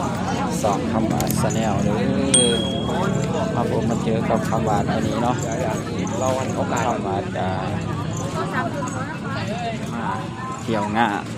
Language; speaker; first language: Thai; non-native, local second language; Northeastern Thai